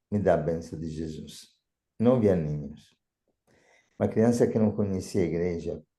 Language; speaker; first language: Portuguese; non-native, fluent; Italian